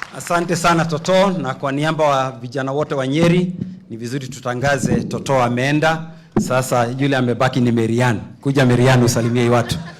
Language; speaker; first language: Swahili; non-native, local second language; Kikuyu